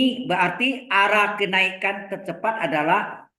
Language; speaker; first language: Indonesian; native; Indonesian